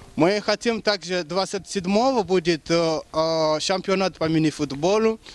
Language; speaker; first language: Russian; non-native, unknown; Lingala